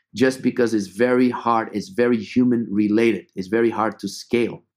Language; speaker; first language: English; non-native, fluent; Portuguese